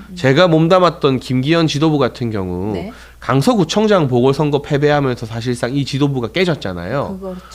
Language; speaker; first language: Korean; native; Korean